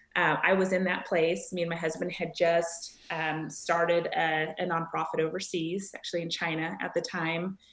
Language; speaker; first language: English; native; English